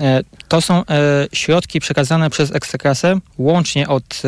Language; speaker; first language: Polish; native; Polish